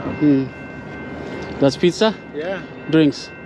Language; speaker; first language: English; non-native, learner; Filipino